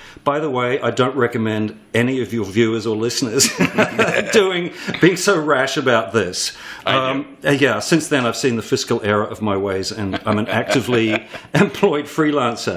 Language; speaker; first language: English; native; English